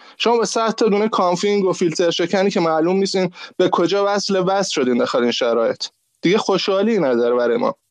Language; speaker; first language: Persian; native; Persian